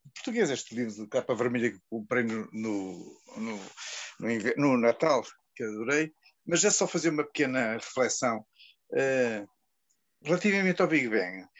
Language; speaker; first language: Portuguese; native; Portuguese